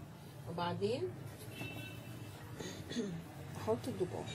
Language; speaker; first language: Arabic; native; Arabic